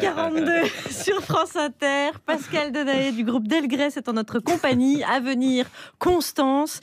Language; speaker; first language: French; native; French